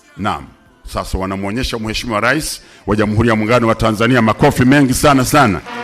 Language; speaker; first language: Swahili; native; Swahili